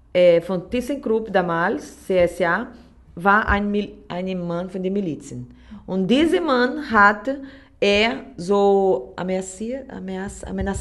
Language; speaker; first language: German; non-native, learner; Portuguese